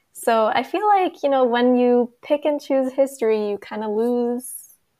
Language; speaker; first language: English; native; English